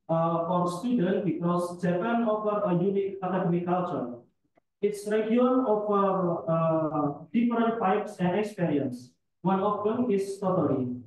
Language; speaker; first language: English; non-native, fluent; Indonesian